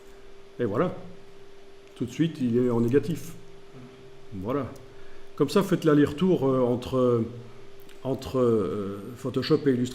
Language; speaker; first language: French; native; French